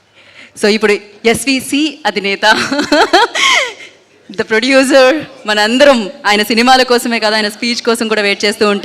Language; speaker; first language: Telugu; native; Telugu